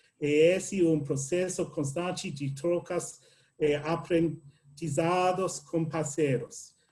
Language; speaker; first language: Portuguese; non-native, learner; English